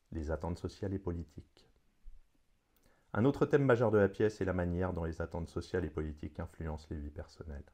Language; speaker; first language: French; native; French